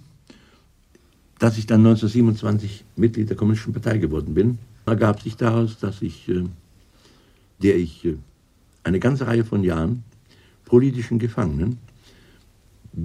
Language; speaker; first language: German; native; German